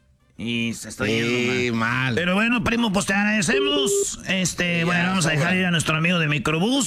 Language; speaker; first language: Spanish; native; Spanish